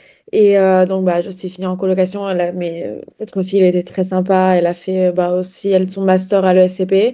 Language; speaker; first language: French; non-native, fluent; Italian